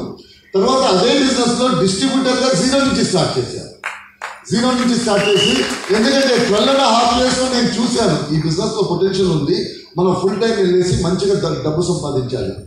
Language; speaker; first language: Telugu; non-native, fluent; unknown